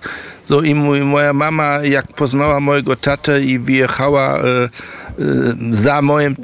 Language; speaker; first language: Polish; early bilingual, heritage; German